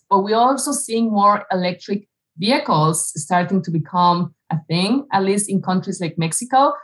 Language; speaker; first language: English; non-native, fluent; Spanish